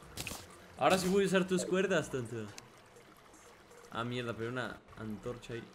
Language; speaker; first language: Spanish; native; Spanish